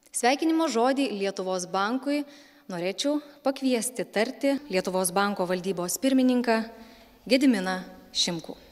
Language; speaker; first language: Lithuanian; native; Lithuanian